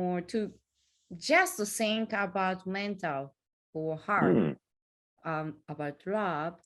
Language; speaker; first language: English; non-native, learner; Japanese